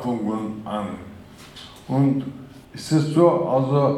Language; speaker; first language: German; non-native, fluent; Turkish